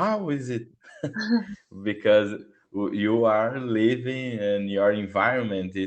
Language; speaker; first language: English; non-native, learner; Portuguese